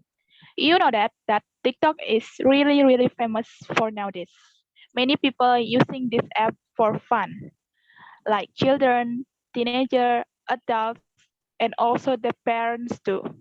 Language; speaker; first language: English; non-native, learner; Indonesian